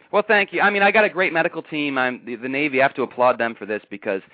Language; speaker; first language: English; native; English